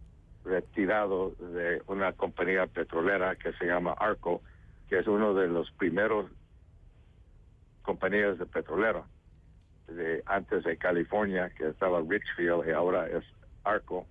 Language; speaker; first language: Spanish; early bilingual, heritage; Spanish